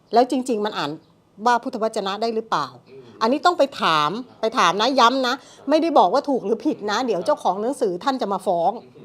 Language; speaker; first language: Thai; native; Thai